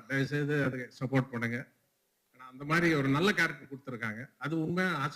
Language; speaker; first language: Tamil; non-native, local second language; Telugu